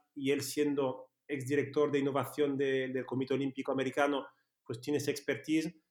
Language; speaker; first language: Spanish; non-native, fluent; French